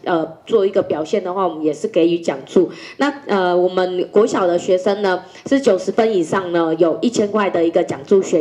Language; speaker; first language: Chinese; native; Chinese